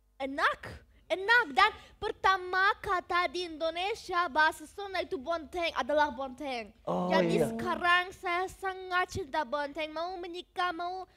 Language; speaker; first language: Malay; non-native, learner; German